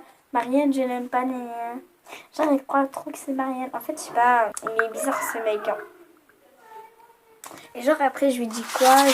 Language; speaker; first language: French; native; French